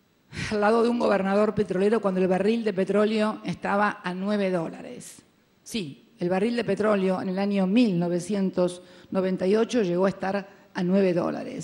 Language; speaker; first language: Spanish; native; Spanish